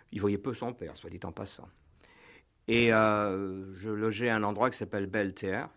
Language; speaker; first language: French; native; French